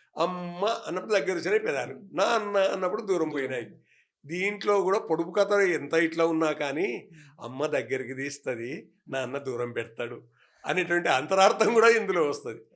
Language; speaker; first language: Telugu; native; Telugu